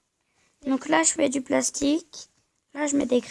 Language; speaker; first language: French; native; French